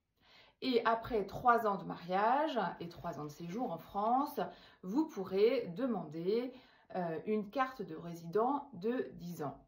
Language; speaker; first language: French; native; French